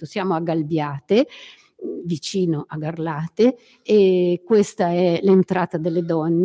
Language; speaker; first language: Italian; native; Italian